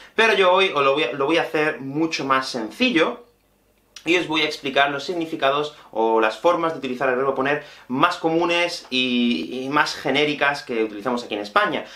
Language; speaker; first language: Spanish; native; Spanish